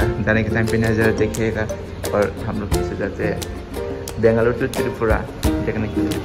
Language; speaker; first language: Hindi; non-native, local second language; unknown